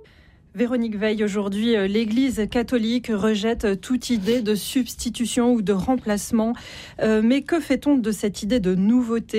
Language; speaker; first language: French; native; French